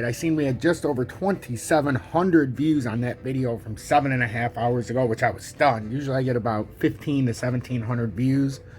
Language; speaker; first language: English; native; English